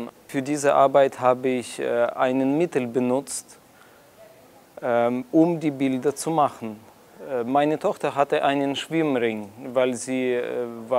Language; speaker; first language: German; non-native, fluent; Russian